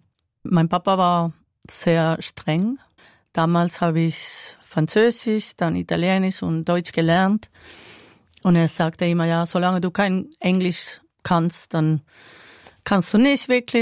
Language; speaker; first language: German; non-native, fluent; Spanish